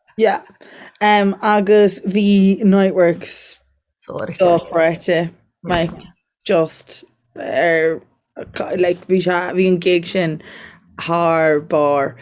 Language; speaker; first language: Irish; native; Irish